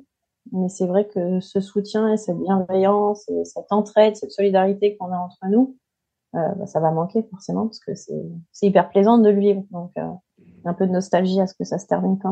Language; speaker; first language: French; native; French